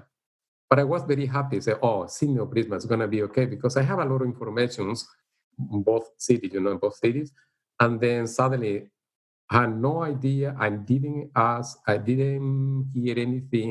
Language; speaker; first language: English; non-native, learner; Spanish